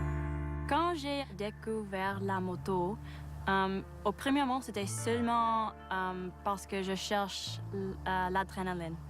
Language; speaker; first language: French; non-native, learner; English